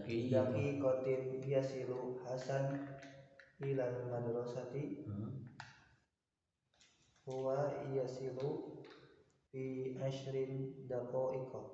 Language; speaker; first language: Arabic; non-native, learner; Indonesian